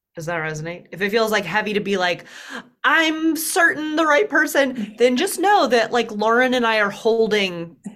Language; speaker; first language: English; native; English